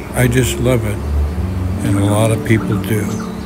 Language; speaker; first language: English; native; English